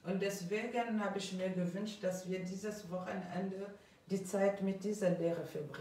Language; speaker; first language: German; non-native, fluent; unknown